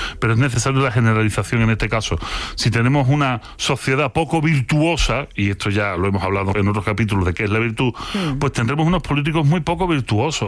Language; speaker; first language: Spanish; native; Spanish